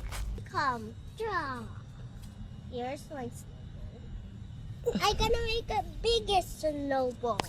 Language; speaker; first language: English; non-native, local second language; Filipino